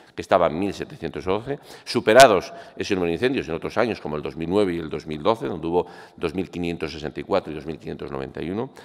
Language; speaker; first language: Spanish; native; Spanish